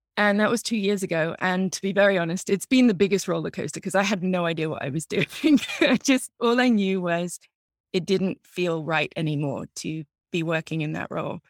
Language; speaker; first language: English; native; English